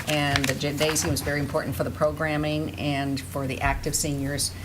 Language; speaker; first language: English; native; English